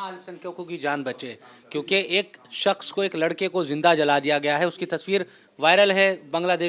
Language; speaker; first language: Hindi; native; Hindi